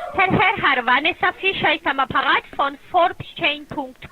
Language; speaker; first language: German; non-native, fluent; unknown